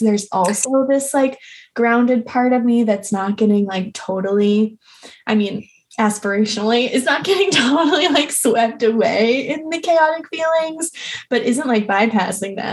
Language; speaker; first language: English; native; English